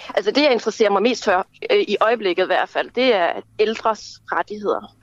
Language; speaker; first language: Danish; native; Danish